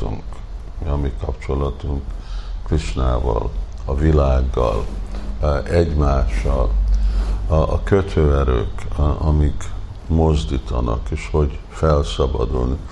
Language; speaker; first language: Hungarian; early bilingual, heritage; Hungarian